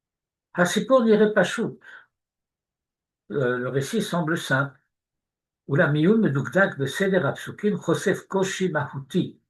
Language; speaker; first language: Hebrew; non-native, fluent; French